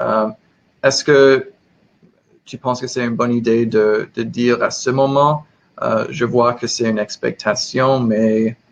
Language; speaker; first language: French; non-native, learner; English